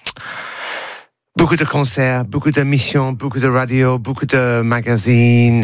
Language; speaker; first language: French; non-native, learner; English